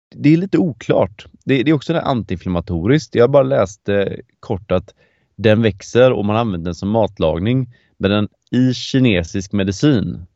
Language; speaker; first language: Swedish; native; Swedish